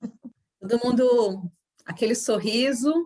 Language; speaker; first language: Portuguese; native; Portuguese